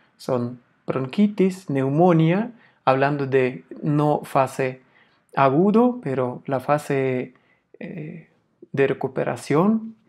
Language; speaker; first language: Spanish; non-native, fluent; Russian